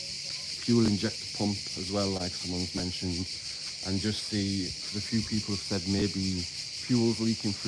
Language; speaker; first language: English; native; English